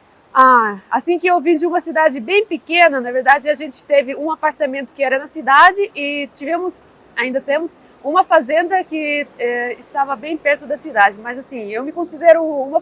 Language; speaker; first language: Portuguese; non-native, fluent; Russian